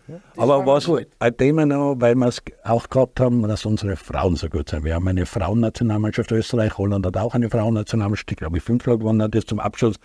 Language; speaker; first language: German; native; German